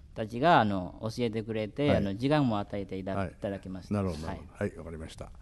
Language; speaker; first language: Japanese; non-native, fluent; Indonesian